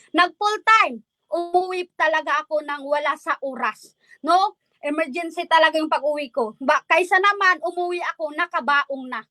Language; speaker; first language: Filipino; non-native, local second language; Waray